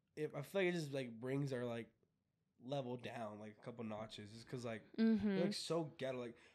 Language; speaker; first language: English; native; English